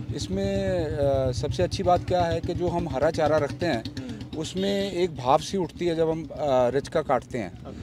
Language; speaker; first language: Hindi; native; Hindi